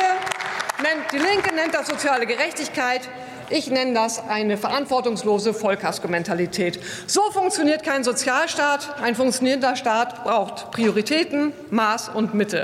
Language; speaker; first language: German; native; German